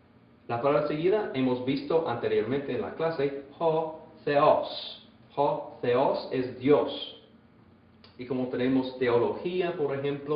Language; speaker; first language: Spanish; non-native, fluent; English